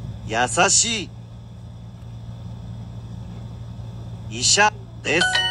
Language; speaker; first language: Japanese; non-native, learner; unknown